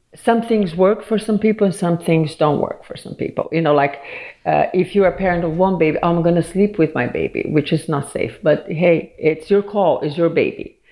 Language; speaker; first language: English; non-native, fluent; Portuguese